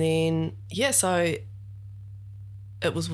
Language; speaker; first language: English; native; English